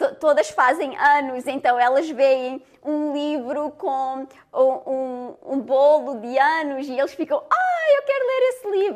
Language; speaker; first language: Portuguese; early bilingual, other home language; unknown